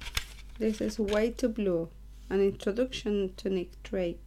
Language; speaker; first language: English; non-native, learner; Spanish